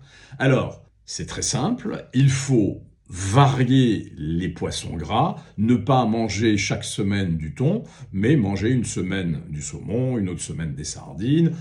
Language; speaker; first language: French; native; French